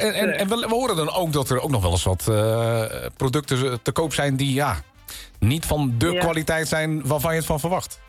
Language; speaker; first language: Dutch; native; Dutch